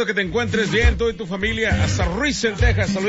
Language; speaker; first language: Spanish; native; Spanish